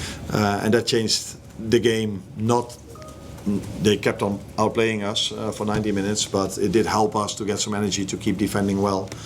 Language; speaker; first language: English; non-native, fluent; Dutch